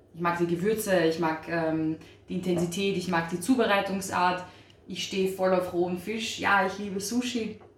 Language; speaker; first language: German; early bilingual, other home language; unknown